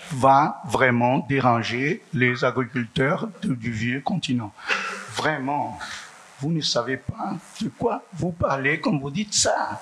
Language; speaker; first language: French; non-native, fluent; Portuguese